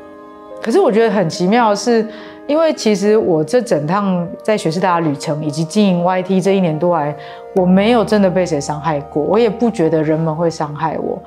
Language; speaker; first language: Chinese; native; Chinese